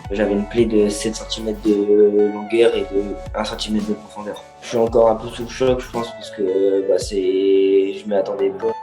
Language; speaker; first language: French; native; French